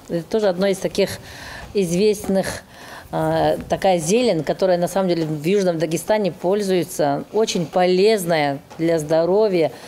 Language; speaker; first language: Russian; non-native, local second language; Lezghian